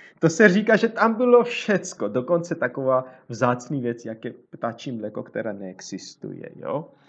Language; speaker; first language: Czech; non-native, fluent; Georgian